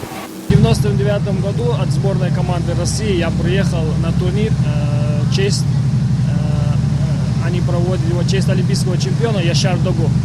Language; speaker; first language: Russian; non-native, local second language; Ingush